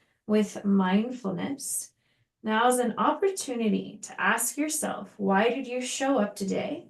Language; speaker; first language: English; native; English